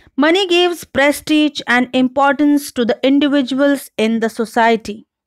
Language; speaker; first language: English; non-native, local second language; Marathi